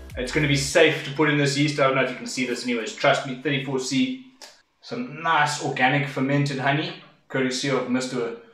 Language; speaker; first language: English; native; English